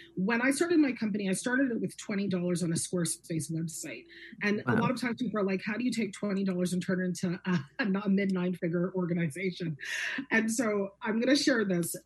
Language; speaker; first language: English; native; English